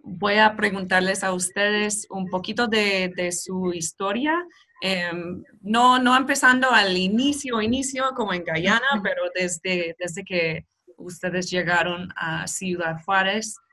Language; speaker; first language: Spanish; non-native, fluent; English